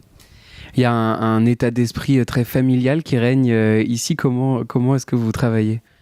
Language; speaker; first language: French; native; French